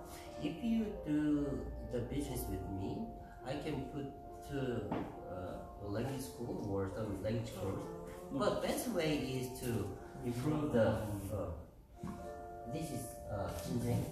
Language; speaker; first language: English; non-native, learner; Korean